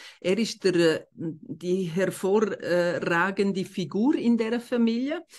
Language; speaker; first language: German; non-native, local second language; Romansh